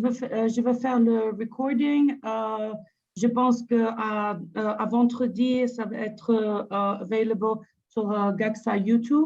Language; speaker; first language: French; non-native, fluent; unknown